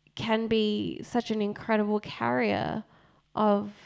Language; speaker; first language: English; early bilingual, other home language; Japanese